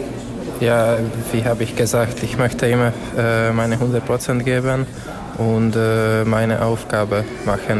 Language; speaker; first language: German; non-native, learner; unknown